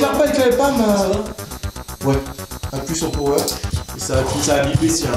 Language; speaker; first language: French; native; French